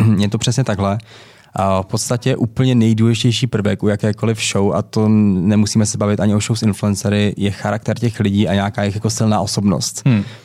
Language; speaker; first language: Czech; native; Czech